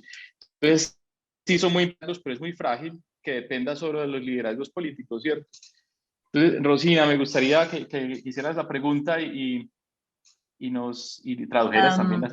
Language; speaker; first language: Spanish; native; Spanish